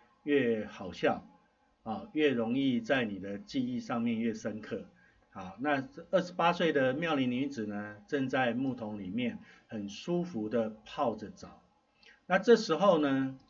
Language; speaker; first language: Chinese; native; Chinese